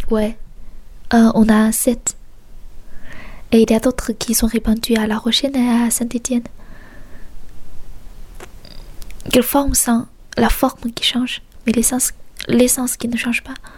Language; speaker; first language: French; non-native, fluent; Chinese